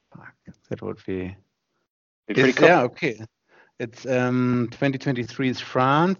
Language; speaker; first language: English; non-native, fluent; German